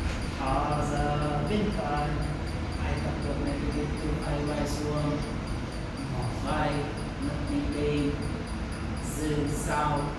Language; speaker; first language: Vietnamese; non-native, learner; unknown